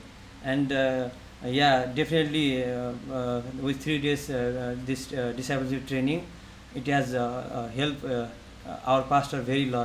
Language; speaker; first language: English; non-native, local second language; Nepali